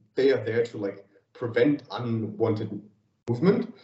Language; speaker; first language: English; non-native, fluent; German